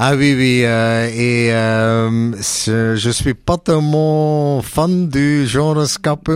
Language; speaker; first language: French; non-native, local second language; Dutch